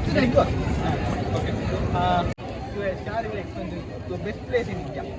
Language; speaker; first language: English; non-native, learner; Tamil